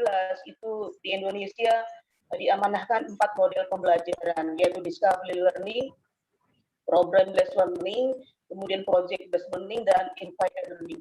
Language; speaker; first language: Indonesian; native; Indonesian